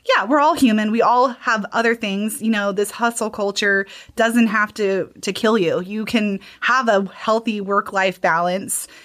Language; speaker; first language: English; native; English